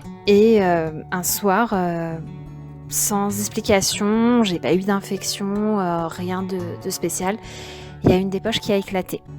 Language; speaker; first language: French; native; French